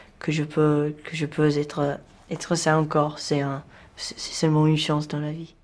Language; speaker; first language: French; non-native, learner; English